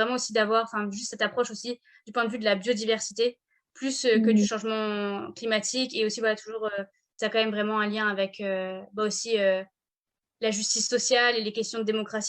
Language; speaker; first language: French; native; French